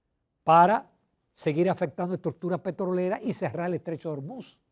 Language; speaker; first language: Spanish; native; Spanish